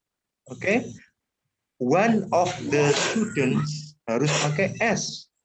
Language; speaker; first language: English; non-native, fluent; Indonesian